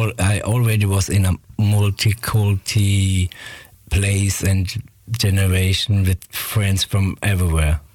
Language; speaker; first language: English; non-native, fluent; Greek